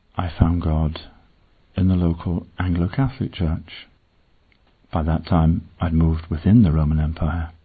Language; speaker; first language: English; native; English